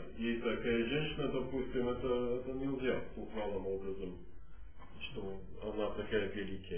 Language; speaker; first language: Russian; non-native, fluent; English